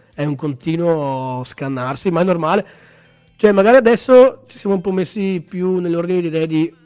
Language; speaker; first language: Italian; native; Italian